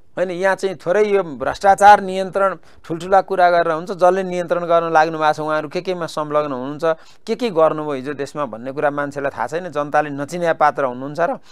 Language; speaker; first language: Nepali; native; Nepali